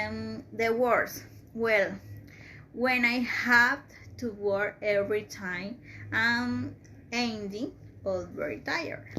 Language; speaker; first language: English; non-native, learner; Spanish